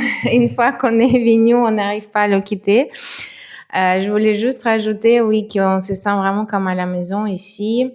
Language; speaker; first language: French; non-native, fluent; Russian